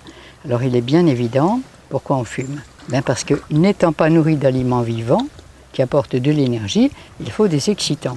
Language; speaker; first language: French; native; French